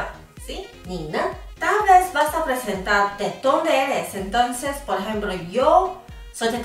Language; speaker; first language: Spanish; non-native, fluent; Chinese